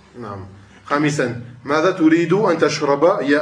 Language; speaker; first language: Arabic; non-native, fluent; French